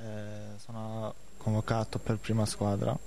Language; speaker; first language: Italian; non-native, learner; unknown